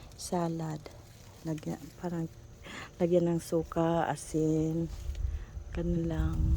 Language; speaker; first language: Filipino; non-native, local second language; Cebuano